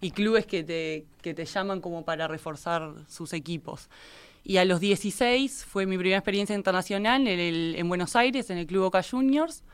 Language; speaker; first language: Spanish; native; Spanish